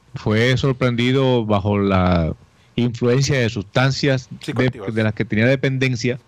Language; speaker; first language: Spanish; native; Spanish